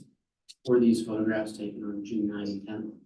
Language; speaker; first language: English; native; English